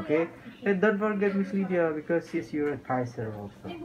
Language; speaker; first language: English; non-native, fluent; Indonesian